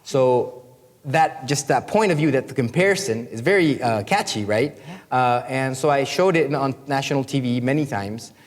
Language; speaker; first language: English; non-native, fluent; Spanish